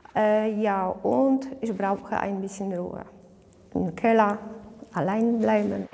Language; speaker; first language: German; non-native, learner; Polish